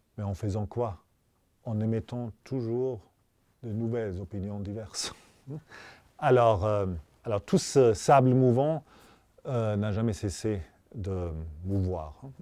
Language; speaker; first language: French; non-native, fluent; German